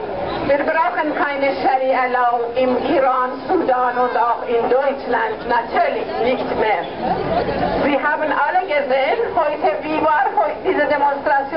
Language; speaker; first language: German; non-native, fluent; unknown